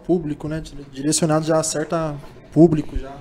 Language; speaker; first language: Portuguese; native; Portuguese